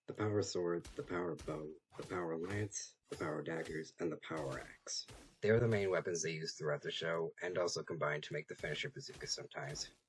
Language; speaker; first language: English; native; English